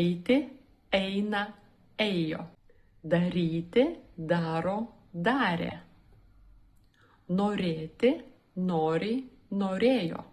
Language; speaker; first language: Lithuanian; non-native, learner; Russian